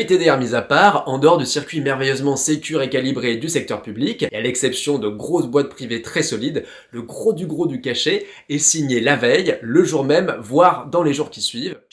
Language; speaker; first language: French; native; French